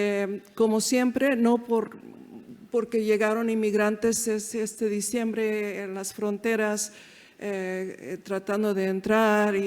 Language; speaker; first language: Spanish; early bilingual, heritage; Spanish